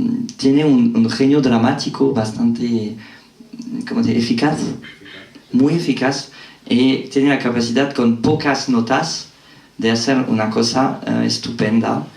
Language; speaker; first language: Spanish; non-native, fluent; French